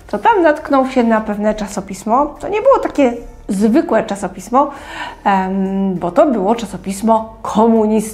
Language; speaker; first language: Polish; native; Polish